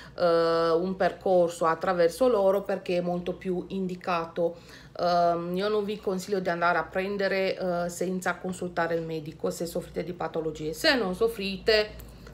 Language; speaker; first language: Italian; non-native, fluent; Romanian